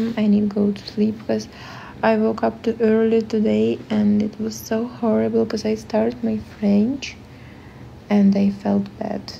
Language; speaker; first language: English; non-native, learner; Ukrainian